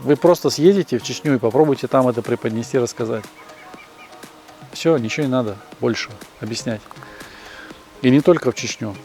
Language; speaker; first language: Russian; native; Russian